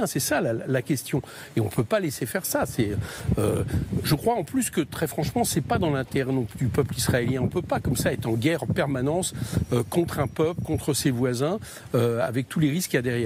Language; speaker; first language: French; native; French